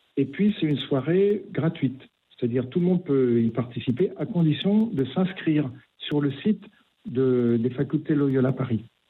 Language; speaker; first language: French; native; French